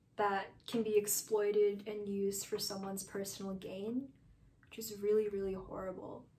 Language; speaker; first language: English; native; English